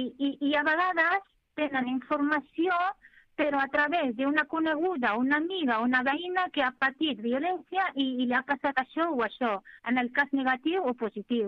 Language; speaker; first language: Catalan; non-native, fluent; Arabic